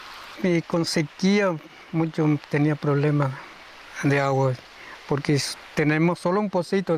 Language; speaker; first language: Spanish; non-native, local second language; Guarani